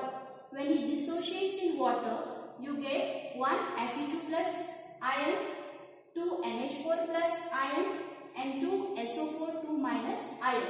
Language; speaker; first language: English; non-native, local second language; Marathi